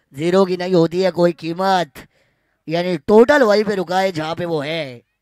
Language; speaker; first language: Hindi; non-native, local second language; Marathi